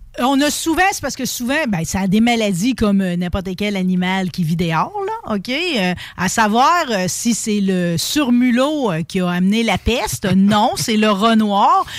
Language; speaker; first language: French; native; French